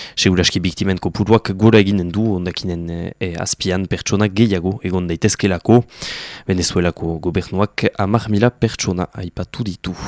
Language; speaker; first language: Basque; native; Basque